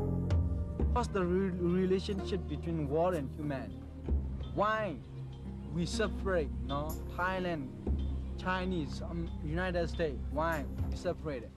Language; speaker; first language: English; non-native, learner; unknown